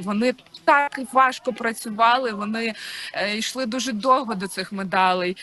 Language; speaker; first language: Ukrainian; native; Ukrainian